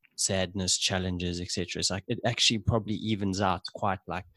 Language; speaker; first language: English; native; English